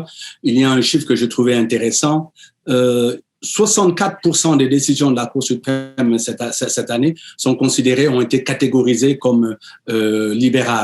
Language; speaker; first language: French; native; French